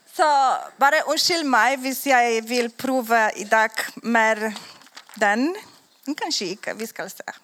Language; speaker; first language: Swedish; non-native, learner; Polish